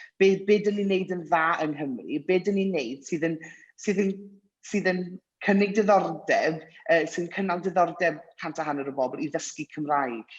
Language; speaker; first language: Welsh; native; Welsh